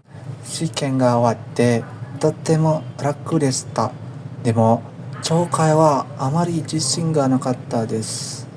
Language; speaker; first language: Japanese; non-native, learner; Indonesian